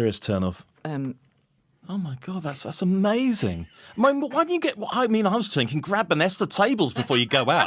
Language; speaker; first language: English; native; English